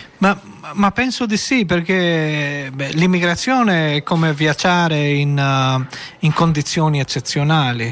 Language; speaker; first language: Italian; non-native, fluent; Albanian